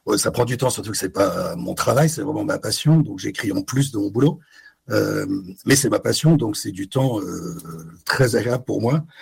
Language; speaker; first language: French; native; French